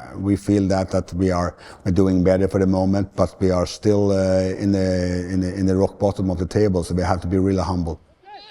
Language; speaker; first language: English; non-native, fluent; Swedish